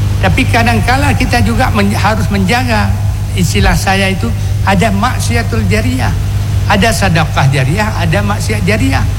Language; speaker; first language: Indonesian; non-native, local second language; Achinese